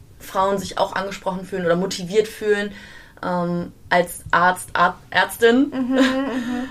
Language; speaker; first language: German; native; German